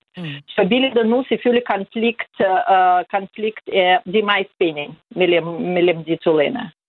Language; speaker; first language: Danish; non-native, fluent; Russian